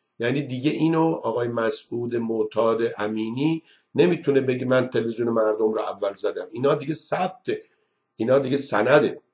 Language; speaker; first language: Persian; native; Persian